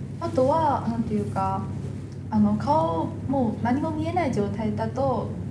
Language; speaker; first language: Japanese; non-native, fluent; Chinese